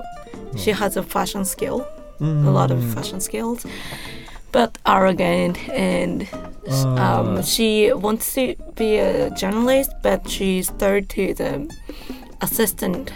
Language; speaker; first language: English; non-native, learner; Japanese